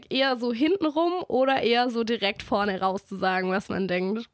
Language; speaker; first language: German; native; German